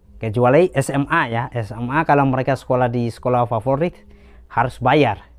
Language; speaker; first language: Indonesian; native; Indonesian